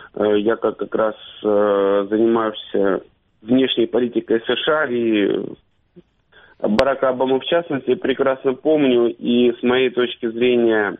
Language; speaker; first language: Russian; native; Russian